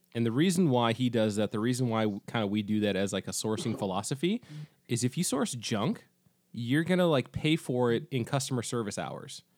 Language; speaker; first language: English; native; English